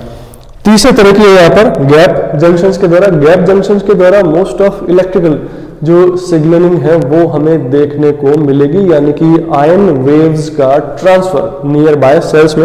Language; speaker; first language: Hindi; native; Hindi